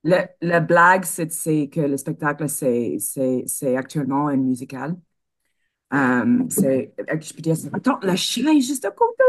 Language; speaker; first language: French; non-native, fluent; English